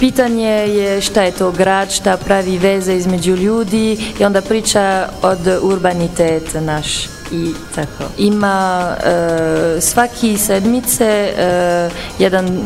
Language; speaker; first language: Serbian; non-native, learner; French